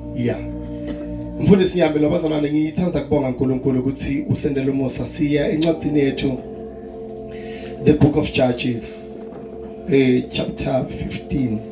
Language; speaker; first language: Zulu; non-native, local second language; Swati